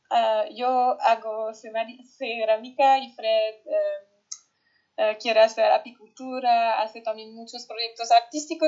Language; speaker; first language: Spanish; non-native, fluent; French